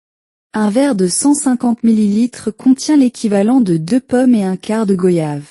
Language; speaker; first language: French; non-native, learner; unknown